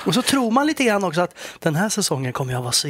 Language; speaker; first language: Swedish; native; Swedish